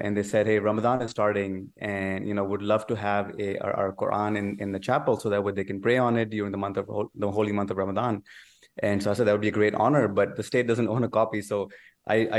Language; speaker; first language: English; non-native, local second language; Urdu